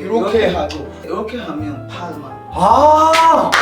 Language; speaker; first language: Korean; non-native, learner; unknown